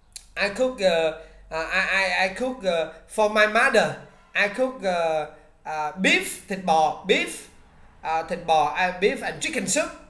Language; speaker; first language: English; non-native, learner; Vietnamese